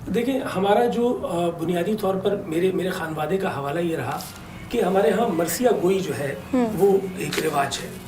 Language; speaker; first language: Urdu; non-native, local second language; Punjabi